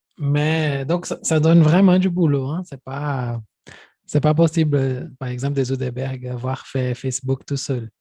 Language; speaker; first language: French; non-native, fluent; Portuguese